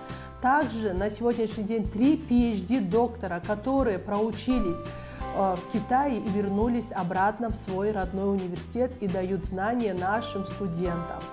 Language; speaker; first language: Russian; non-native, local second language; Kyrgyz